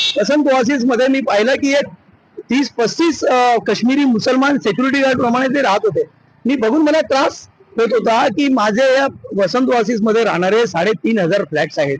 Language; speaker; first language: Marathi; non-native, local second language; Hindi